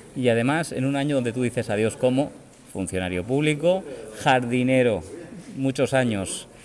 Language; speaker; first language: Spanish; native; Spanish